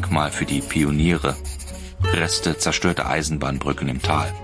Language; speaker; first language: German; native; German